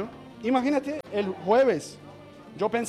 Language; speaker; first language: Spanish; non-native, learner; Turkish